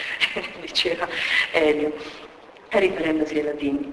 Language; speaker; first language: Italian; native; Italian